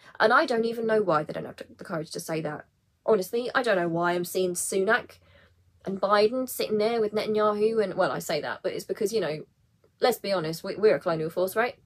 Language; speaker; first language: English; native; English